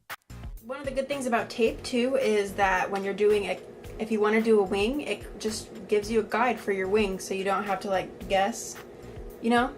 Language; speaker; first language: English; native; English